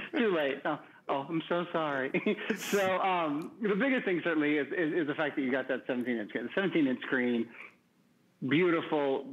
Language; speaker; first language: English; native; English